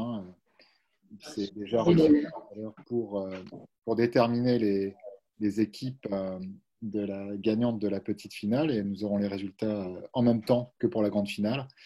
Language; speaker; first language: French; native; French